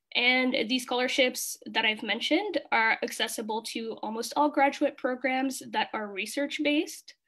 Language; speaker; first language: English; early bilingual, other home language; Kinyarwanda